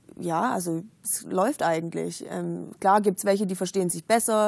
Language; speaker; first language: German; native; German